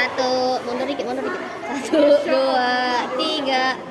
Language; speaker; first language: Indonesian; native; Indonesian